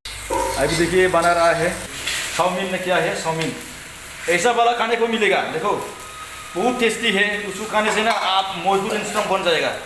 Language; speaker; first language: Hindi; non-native, local second language; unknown